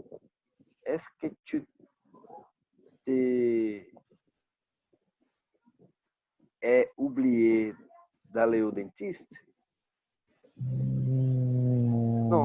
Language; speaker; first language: French; non-native, learner; Portuguese